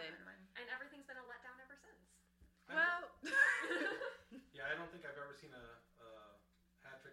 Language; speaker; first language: English; native; English